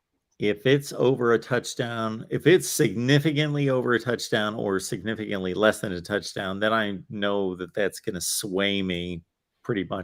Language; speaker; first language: English; native; English